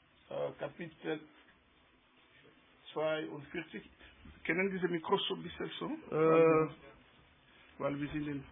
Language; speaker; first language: German; non-native, learner; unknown